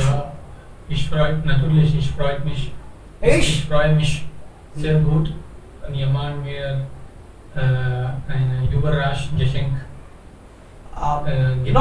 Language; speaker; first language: German; non-native, learner; Hindi